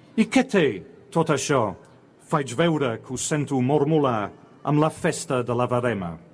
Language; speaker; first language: Catalan; non-native, fluent; English